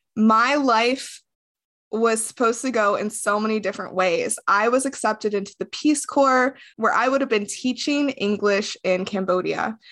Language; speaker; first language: English; native; English